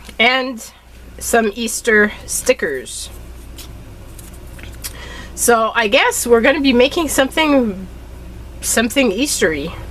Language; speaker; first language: English; native; English